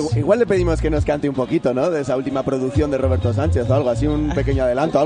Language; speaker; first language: Spanish; native; Spanish